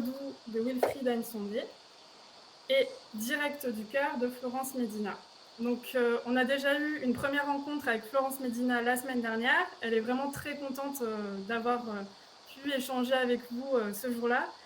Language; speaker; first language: French; native; French